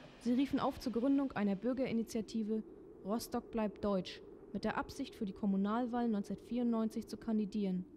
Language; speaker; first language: German; native; German